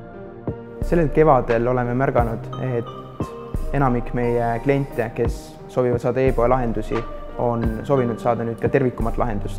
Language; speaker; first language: Estonian; native; Estonian